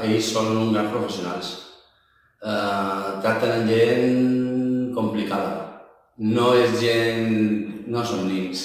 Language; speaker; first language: Spanish; non-native, local second language; Catalan